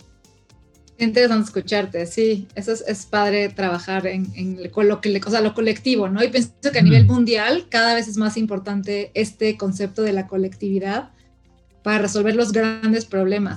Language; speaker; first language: Spanish; native; Spanish